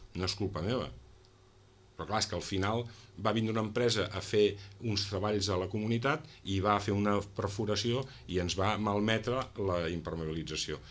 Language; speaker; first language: Catalan; non-native, local second language; Spanish